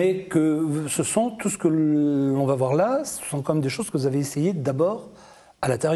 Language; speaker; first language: French; native; French